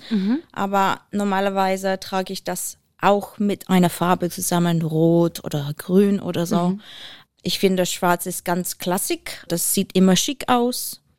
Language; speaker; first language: German; non-native, fluent; English